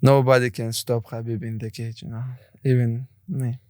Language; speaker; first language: English; non-native, learner; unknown